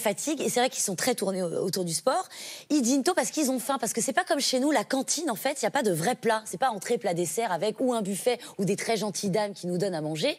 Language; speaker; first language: French; native; French